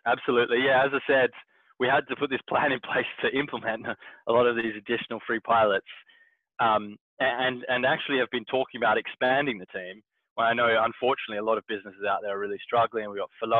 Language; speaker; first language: English; native; English